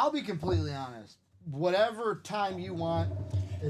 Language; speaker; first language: English; native; English